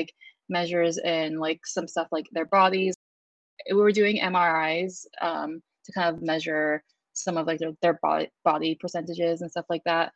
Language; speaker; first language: English; native; English